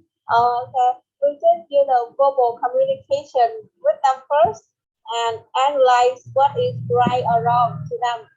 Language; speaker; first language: English; non-native, learner; Vietnamese